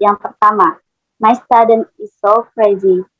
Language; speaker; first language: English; non-native, learner; Indonesian